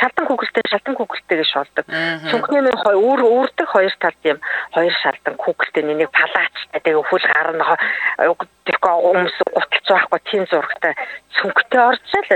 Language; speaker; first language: Mongolian; native; Mongolian